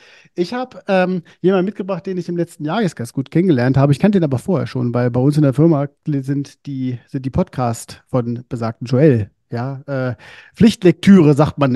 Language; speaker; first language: German; native; German